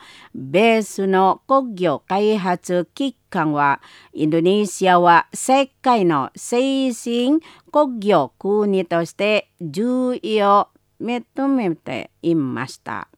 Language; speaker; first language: Japanese; non-native, learner; Indonesian